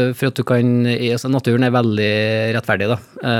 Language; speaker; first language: Norwegian; native; Norwegian